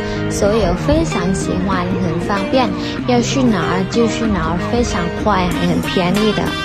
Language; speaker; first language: Chinese; non-native, fluent; Lao